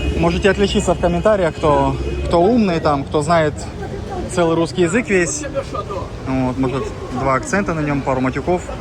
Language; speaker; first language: Russian; native; Russian